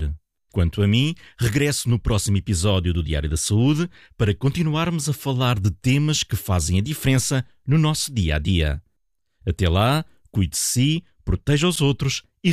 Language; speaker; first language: Portuguese; native; Portuguese